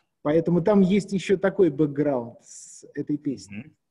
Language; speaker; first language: Russian; native; Russian